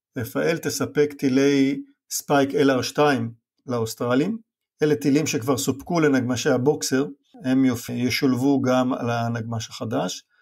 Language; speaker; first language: Hebrew; native; Hebrew